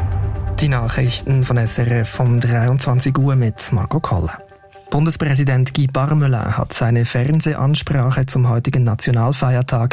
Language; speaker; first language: German; native; German